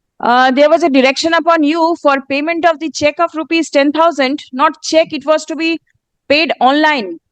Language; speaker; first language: English; non-native, local second language; Bangla